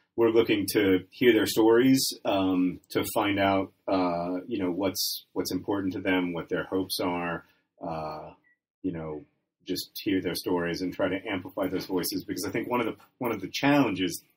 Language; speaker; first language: English; native; English